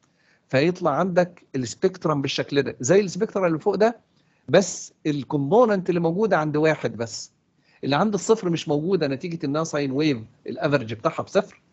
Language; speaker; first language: Arabic; native; Arabic